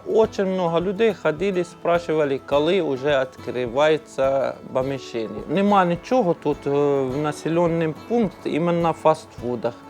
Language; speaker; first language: Ukrainian; non-native, learner; Arabic